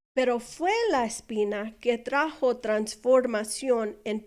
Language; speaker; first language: Spanish; non-native, fluent; English